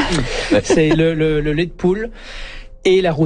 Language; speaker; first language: French; native; French